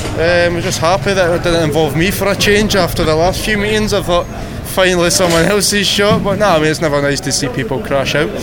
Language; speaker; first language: English; native; English